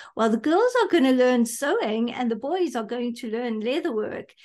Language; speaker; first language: English; native; English